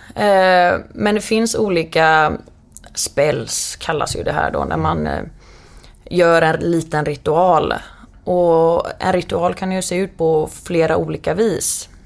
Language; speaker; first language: Swedish; native; Swedish